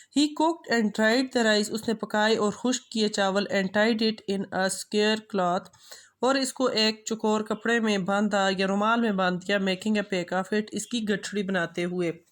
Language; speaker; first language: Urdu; non-native, local second language; Pashto